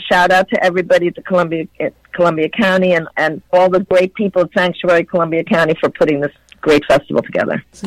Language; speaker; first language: English; early bilingual, other home language; Spanish